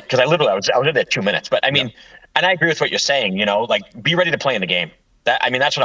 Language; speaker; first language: English; native; English